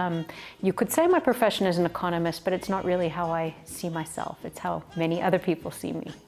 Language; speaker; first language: English; native; English